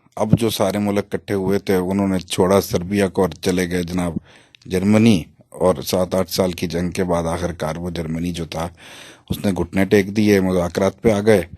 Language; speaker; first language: Urdu; non-native, local second language; Punjabi